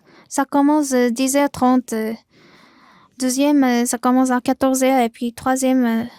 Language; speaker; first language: French; non-native, learner; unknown